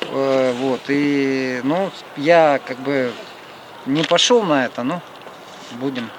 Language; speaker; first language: Russian; non-native, local second language; Ukrainian